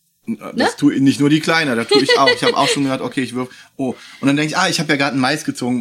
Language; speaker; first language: German; native; German